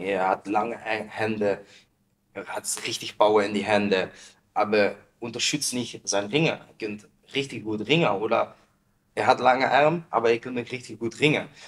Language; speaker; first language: German; non-native, learner; Dutch